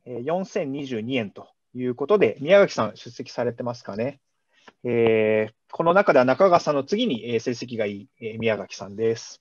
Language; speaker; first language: Japanese; native; Japanese